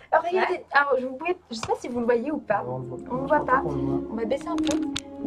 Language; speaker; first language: French; native; French